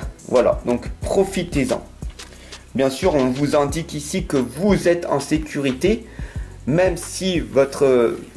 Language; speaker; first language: French; native; French